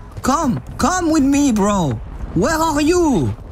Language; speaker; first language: English; non-native, learner; French